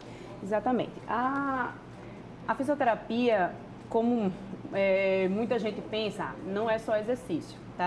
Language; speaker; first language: Portuguese; native; Portuguese